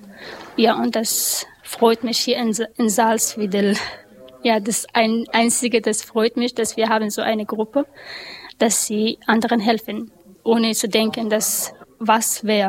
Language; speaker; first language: German; non-native, learner; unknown